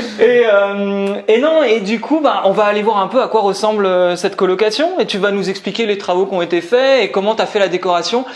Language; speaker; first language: French; native; French